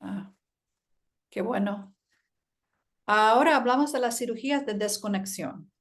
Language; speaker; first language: Spanish; early bilingual, heritage; Spanish